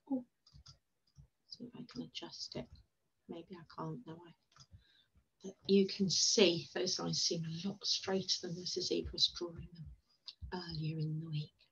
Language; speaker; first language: English; native; English